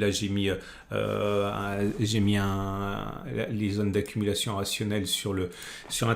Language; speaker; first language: French; native; French